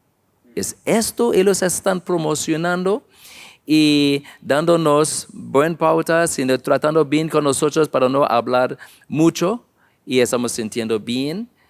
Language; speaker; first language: Spanish; non-native, learner; English